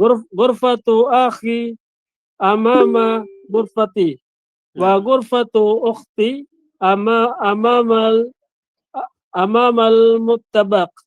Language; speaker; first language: Arabic; non-native, learner; Filipino